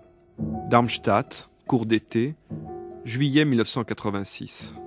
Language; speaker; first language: French; native; French